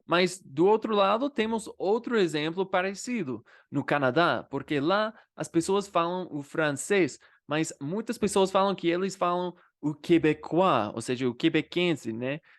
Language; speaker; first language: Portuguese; non-native, fluent; English